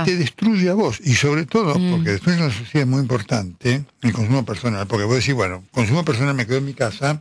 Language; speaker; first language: Spanish; native; Spanish